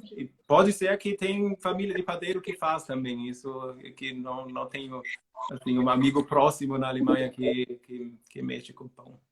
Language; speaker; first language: Portuguese; non-native, fluent; German